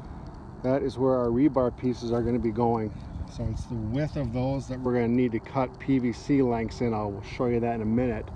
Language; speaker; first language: English; native; English